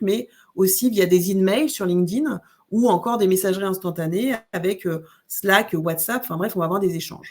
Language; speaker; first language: French; native; French